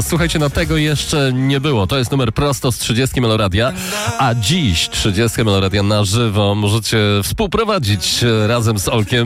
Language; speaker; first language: Polish; native; Polish